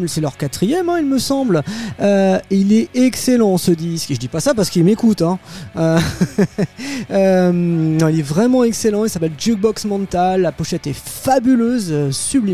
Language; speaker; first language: French; native; French